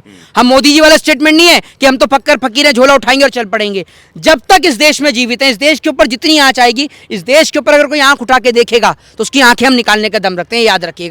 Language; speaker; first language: Hindi; native; Hindi